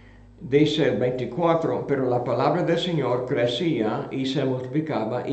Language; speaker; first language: Spanish; non-native, fluent; English